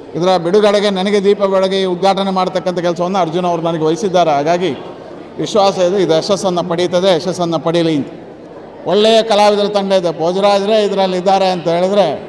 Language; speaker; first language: Kannada; native; Kannada